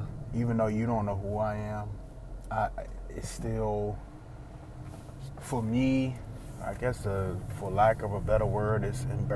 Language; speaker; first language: English; native; English